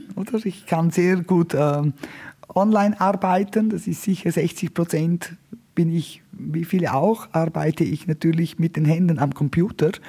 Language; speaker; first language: German; non-native, local second language; Romansh